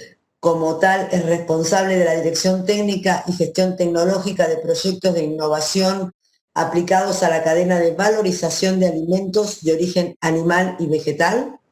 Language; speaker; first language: Spanish; native; Spanish